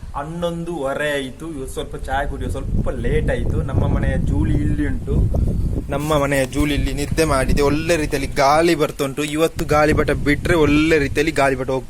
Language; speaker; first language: Kannada; non-native, local second language; Tulu